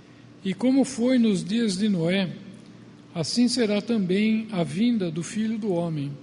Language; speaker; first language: Portuguese; native; Portuguese